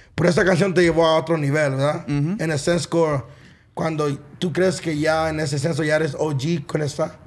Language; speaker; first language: Spanish; early bilingual, heritage; Spanish